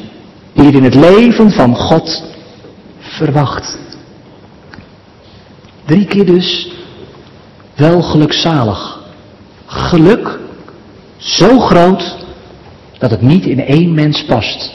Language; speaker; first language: Dutch; native; Dutch